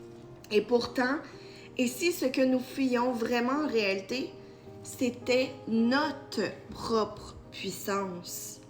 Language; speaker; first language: French; native; French